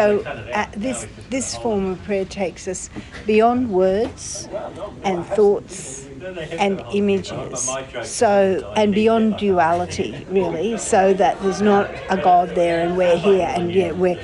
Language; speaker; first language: English; native; English